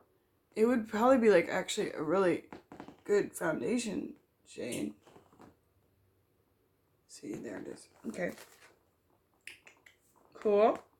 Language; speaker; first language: English; native; English